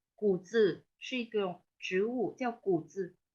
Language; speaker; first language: Chinese; early bilingual, heritage; Chinese